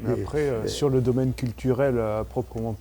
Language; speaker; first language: French; native; French